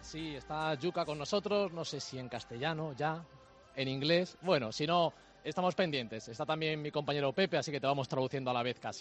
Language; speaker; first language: Spanish; native; Spanish